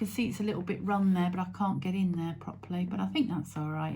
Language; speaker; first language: English; native; English